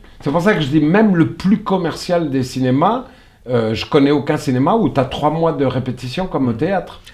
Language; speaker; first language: French; early bilingual, other home language; Portuguese